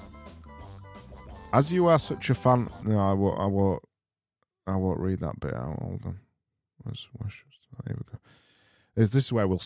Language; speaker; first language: English; native; English